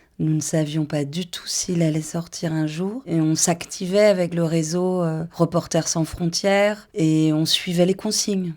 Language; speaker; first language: French; native; French